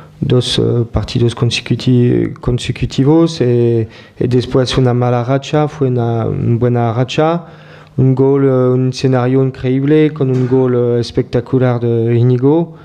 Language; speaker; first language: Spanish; non-native, learner; French